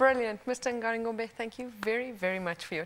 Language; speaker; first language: English; native; English